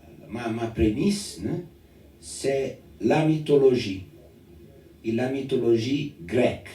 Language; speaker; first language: French; non-native, learner; Portuguese